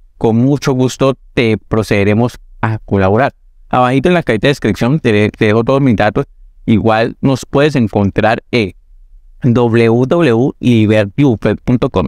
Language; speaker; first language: Spanish; native; Spanish